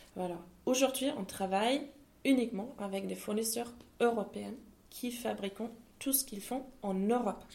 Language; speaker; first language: French; non-native, fluent; German